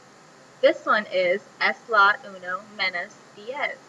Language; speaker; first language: Spanish; non-native, learner; English